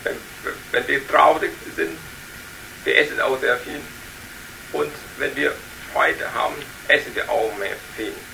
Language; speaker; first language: German; non-native, learner; Vietnamese